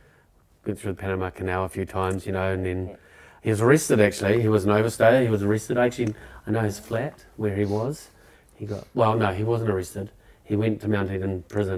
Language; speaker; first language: English; native; English